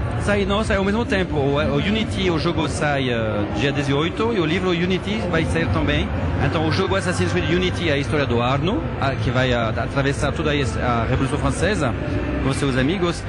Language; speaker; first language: Portuguese; non-native, fluent; French